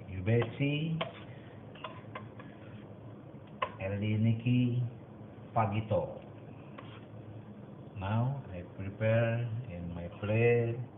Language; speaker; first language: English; non-native, learner; Indonesian